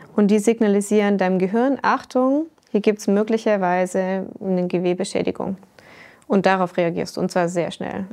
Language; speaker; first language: German; native; German